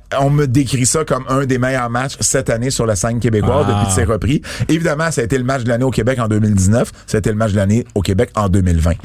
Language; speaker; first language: French; native; French